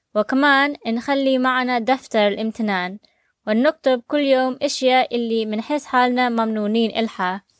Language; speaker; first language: Arabic; native; Arabic